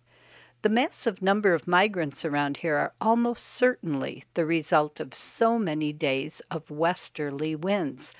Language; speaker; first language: English; native; English